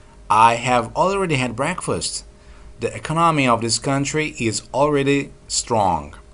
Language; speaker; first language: English; non-native, fluent; Turkish